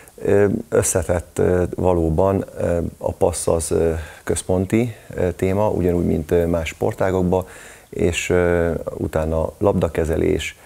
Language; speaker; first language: Hungarian; native; Hungarian